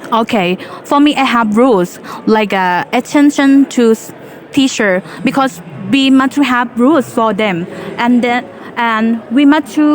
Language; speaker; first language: English; non-native, learner; Thai